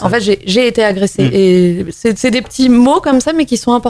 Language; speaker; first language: French; native; French